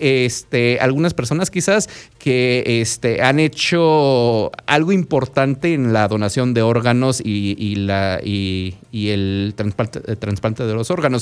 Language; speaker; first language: Spanish; native; Spanish